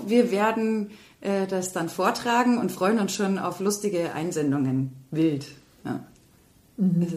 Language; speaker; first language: German; native; German